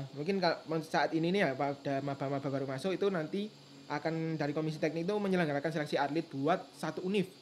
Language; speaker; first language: Indonesian; native; Indonesian